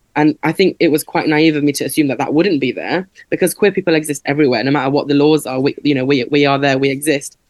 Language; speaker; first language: English; native; English